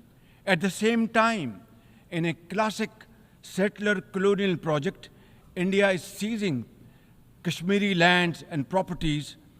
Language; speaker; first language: English; non-native, local second language; Urdu